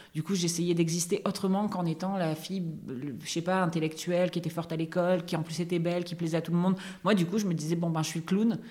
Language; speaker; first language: French; native; French